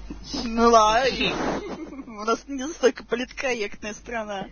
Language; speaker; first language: Russian; native; Russian